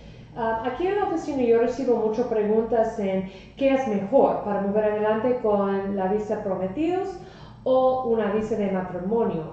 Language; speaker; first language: Spanish; non-native, fluent; English